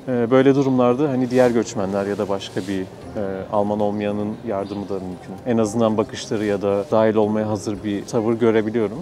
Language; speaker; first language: Turkish; native; Turkish